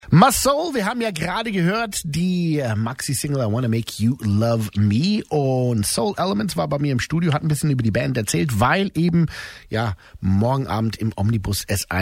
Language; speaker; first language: German; native; German